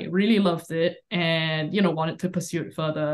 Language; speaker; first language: English; native; English